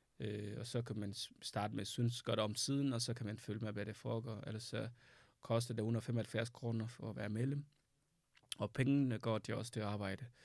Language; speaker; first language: Danish; non-native, fluent; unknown